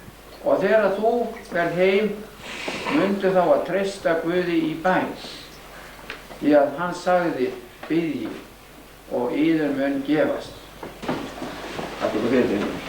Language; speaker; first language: Icelandic; native; Icelandic